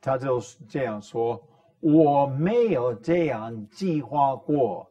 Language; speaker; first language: Chinese; non-native, fluent; English